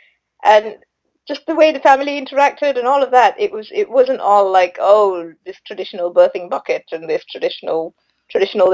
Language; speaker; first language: English; non-native, local second language; Sinhala